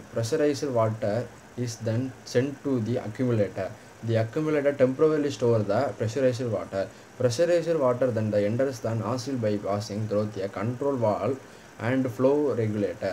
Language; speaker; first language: English; non-native, local second language; Tamil